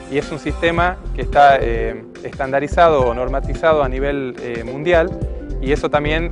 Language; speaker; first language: Spanish; native; Spanish